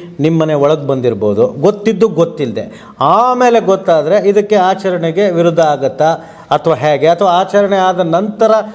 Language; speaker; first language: Kannada; native; Kannada